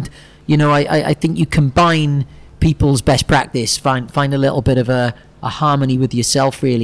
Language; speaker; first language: English; native; English